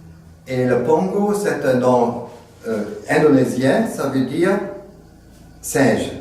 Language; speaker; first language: French; non-native, fluent; German